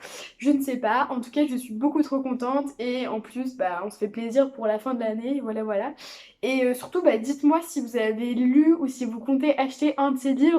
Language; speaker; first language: French; native; French